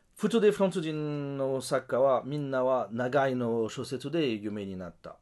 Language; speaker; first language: Japanese; non-native, learner; French